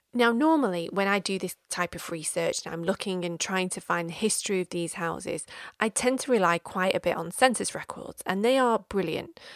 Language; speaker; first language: English; native; English